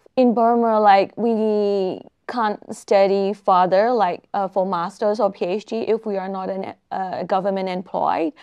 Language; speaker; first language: English; non-native, fluent; Burmese